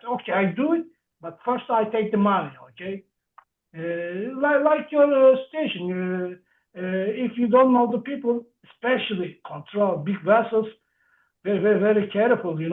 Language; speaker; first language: English; non-native, learner; Turkish